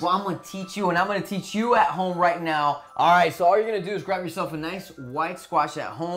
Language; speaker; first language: English; early bilingual, other home language; Spanish